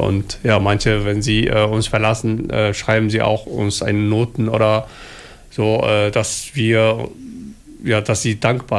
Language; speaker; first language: German; non-native, learner; Somali